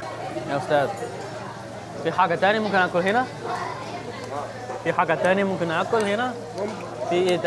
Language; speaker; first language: Arabic; non-native, learner; Chinese